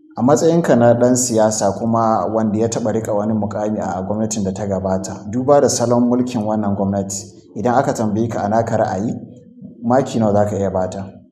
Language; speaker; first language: Hausa; native; Hausa